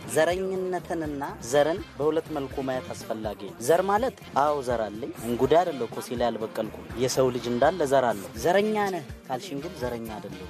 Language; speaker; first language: Amharic; non-native, local second language; Oromo